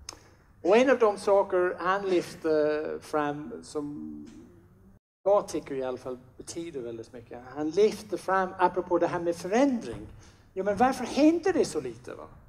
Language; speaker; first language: Swedish; non-native, fluent; English